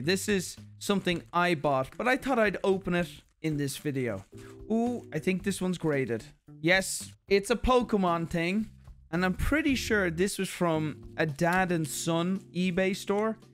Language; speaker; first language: English; native; English